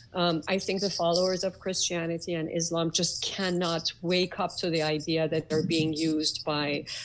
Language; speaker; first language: English; early bilingual, other home language; Persian